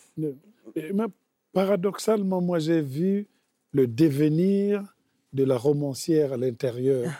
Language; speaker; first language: French; non-native, local second language; Bembe